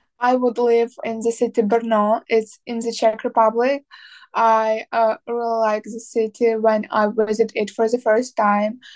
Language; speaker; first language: English; non-native, learner; Ukrainian